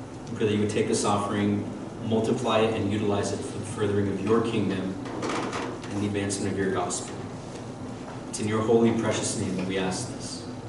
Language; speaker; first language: English; native; English